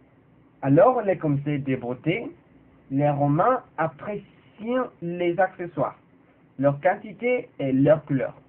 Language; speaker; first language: French; non-native, learner; Spanish